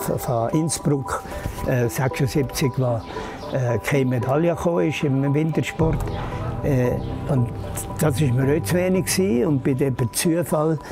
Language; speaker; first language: German; native; German